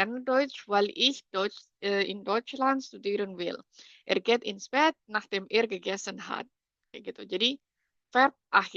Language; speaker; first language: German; non-native, fluent; Indonesian